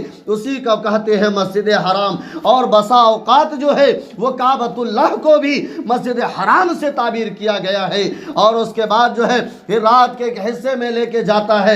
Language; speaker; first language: Urdu; native; Urdu